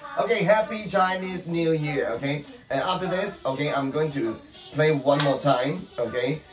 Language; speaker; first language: English; non-native, local second language; Cantonese